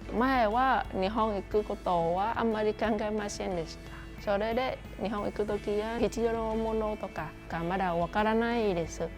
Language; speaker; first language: Japanese; non-native, learner; Vietnamese